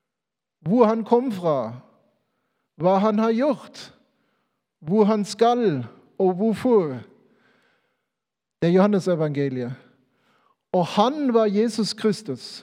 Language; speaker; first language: Norwegian; non-native, fluent; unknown